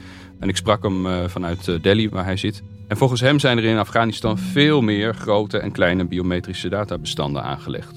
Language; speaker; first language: Dutch; native; Dutch